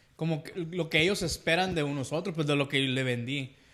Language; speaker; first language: Spanish; early bilingual, heritage; Spanish